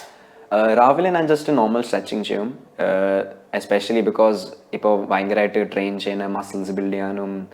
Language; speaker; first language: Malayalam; early bilingual, heritage; Malayalam